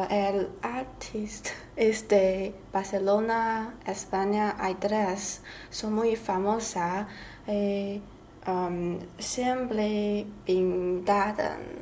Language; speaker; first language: Spanish; non-native, learner; Chinese